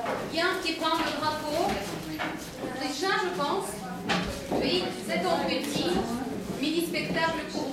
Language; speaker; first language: French; non-native, fluent; Russian